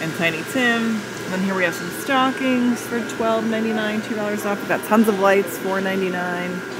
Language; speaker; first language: English; native; English